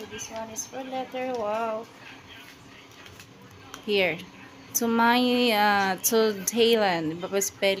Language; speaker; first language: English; non-native, local second language; Filipino